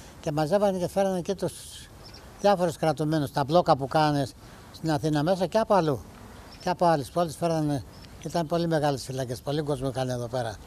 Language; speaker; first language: Greek; early bilingual, heritage; Greek